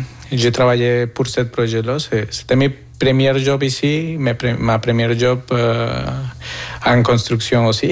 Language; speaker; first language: French; non-native, fluent; Spanish